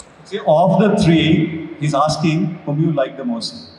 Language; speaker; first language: English; non-native, local second language; Malayalam